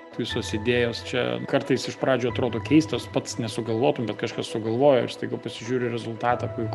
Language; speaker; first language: Lithuanian; native; Lithuanian